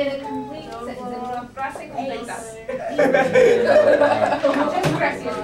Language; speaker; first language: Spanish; non-native, fluent; English